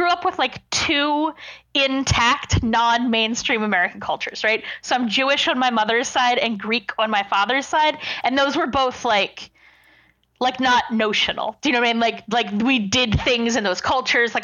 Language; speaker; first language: English; native; English